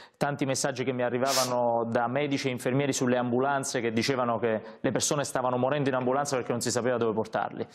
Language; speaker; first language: Italian; native; Italian